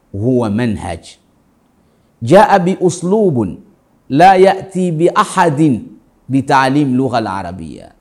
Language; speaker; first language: Arabic; non-native, fluent; Swahili